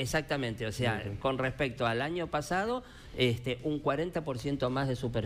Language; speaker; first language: Spanish; native; Spanish